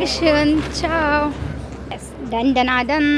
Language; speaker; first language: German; non-native, learner; Marathi